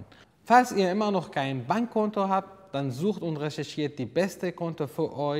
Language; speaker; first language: German; non-native, learner; Arabic